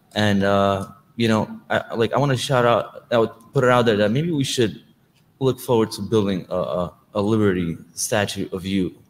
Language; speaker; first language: English; non-native, fluent; Russian